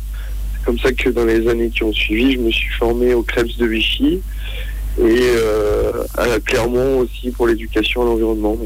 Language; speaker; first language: French; native; French